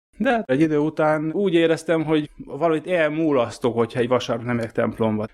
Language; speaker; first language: Hungarian; native; Hungarian